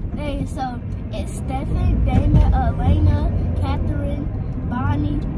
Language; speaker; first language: English; native; English